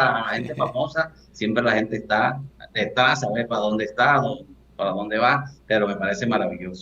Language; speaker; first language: Spanish; native; Spanish